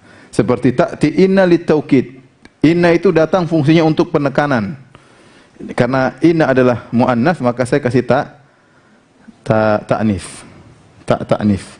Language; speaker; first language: Indonesian; native; Indonesian